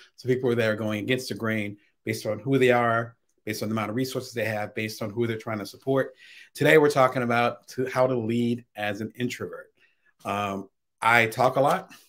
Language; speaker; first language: English; native; English